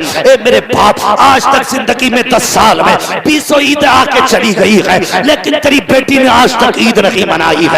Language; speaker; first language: Hindi; native; Hindi